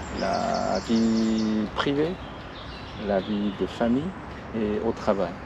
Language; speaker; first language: French; non-native, learner; Korean